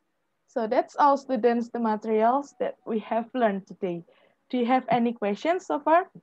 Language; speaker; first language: English; non-native, fluent; Indonesian